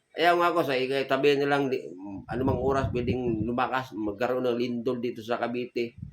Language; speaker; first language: Filipino; native; Filipino